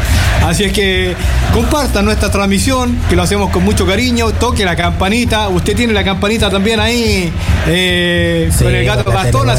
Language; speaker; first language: Spanish; native; Spanish